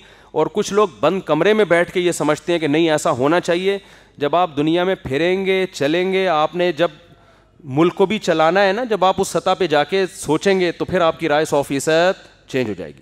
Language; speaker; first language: Urdu; native; Urdu